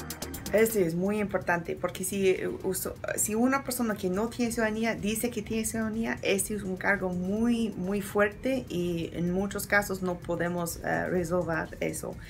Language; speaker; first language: Spanish; non-native, learner; English